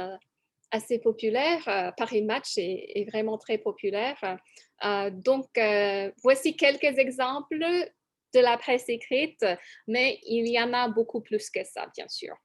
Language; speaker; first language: French; non-native, fluent; English